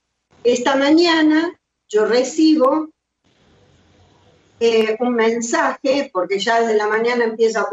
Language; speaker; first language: Spanish; native; Spanish